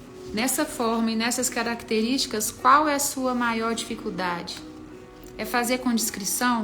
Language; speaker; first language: Portuguese; native; Portuguese